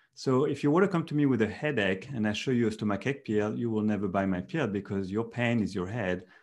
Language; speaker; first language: English; non-native, fluent; French